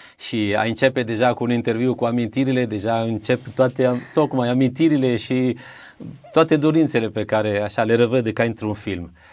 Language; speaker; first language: Romanian; non-native, fluent; Italian